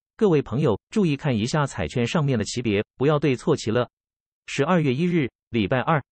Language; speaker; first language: Chinese; native; Chinese